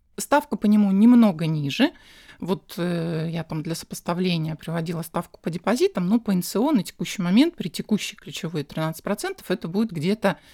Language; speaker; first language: Russian; native; Russian